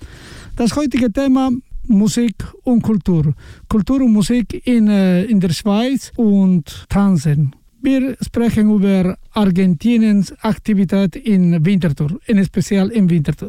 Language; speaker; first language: German; non-native, learner; Spanish